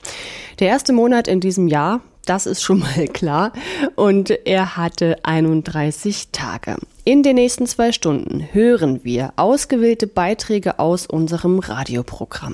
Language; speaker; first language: German; native; German